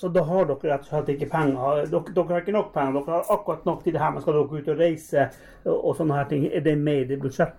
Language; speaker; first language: Norwegian; native; Norwegian